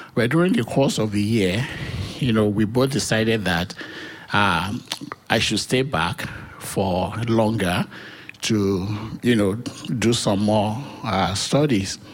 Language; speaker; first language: English; non-native, local second language; Yoruba